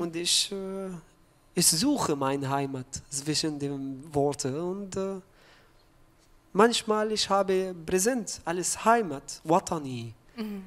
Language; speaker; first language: German; non-native, learner; Arabic